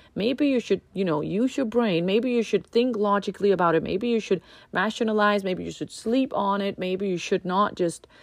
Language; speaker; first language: English; non-native, fluent; Danish